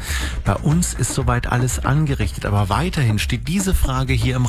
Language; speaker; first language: German; native; German